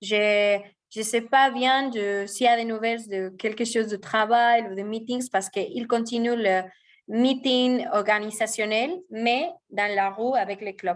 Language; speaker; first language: French; non-native, fluent; Spanish